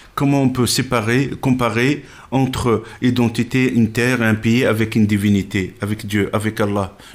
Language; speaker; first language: French; non-native, local second language; Arabic